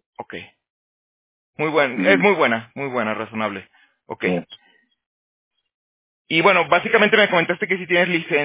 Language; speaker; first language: Spanish; native; Spanish